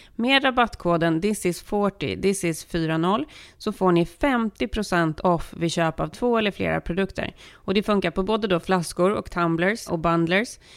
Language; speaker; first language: Swedish; early bilingual, heritage; Swedish